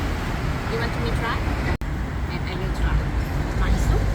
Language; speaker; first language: English; non-native, learner; Thai